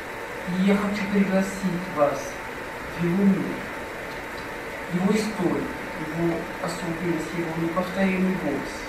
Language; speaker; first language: Russian; non-native, fluent; Arabic